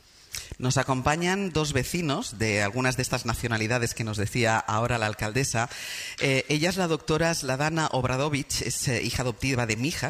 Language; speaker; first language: Spanish; native; Spanish